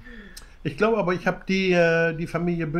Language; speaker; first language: German; native; German